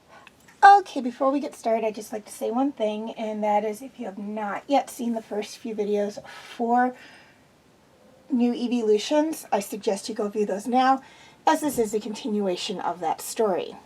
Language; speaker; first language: English; native; English